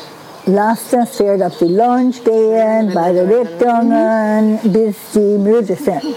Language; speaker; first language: German; non-native, fluent; English